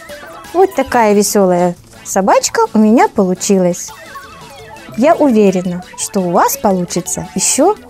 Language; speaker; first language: Russian; native; Russian